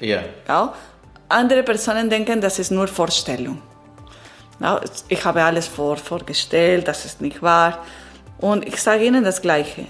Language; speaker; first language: German; non-native, learner; Italian